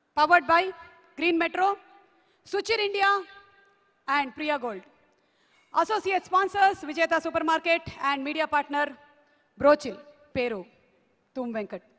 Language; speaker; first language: Telugu; native; Telugu